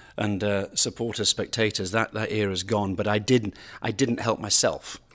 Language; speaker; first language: English; native; English